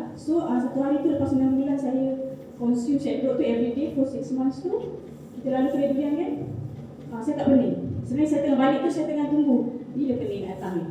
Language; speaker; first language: Malay; native; Malay